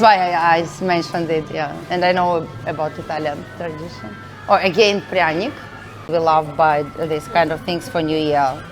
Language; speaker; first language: English; non-native, learner; Russian